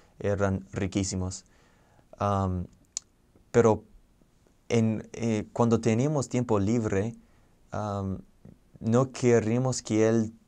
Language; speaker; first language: Spanish; non-native, fluent; English